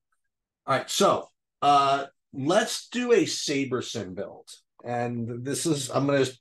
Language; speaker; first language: English; native; English